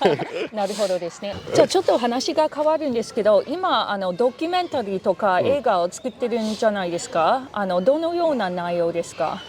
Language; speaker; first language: Japanese; non-native, fluent; English